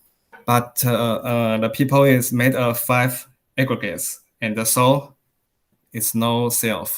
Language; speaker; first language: English; non-native, learner; Chinese